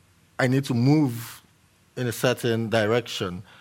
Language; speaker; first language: English; native; English